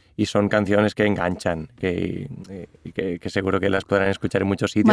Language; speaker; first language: Spanish; non-native, local second language; Catalan